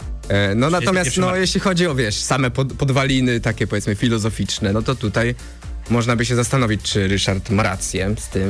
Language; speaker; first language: Polish; native; Polish